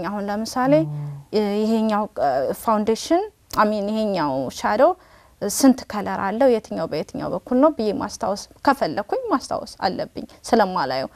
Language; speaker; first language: Amharic; native; Amharic